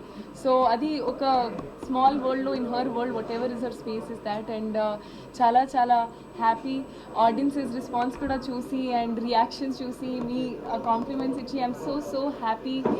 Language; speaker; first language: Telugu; non-native, fluent; Hindi